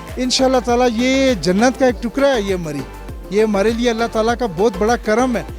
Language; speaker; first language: Urdu; non-native, local second language; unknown